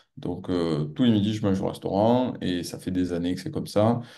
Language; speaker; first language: French; native; French